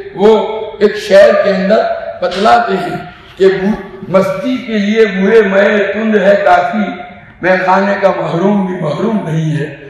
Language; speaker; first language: Urdu; non-native, local second language; Gujarati